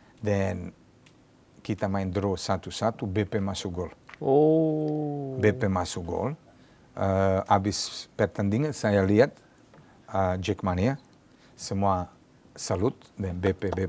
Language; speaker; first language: Indonesian; non-native, learner; Serbian